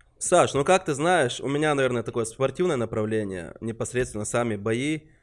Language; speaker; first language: Russian; non-native, local second language; Chechen